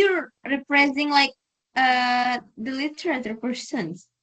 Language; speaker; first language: English; non-native, learner; Indonesian